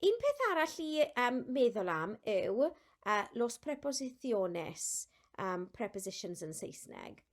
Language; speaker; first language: Welsh; non-native, local second language; English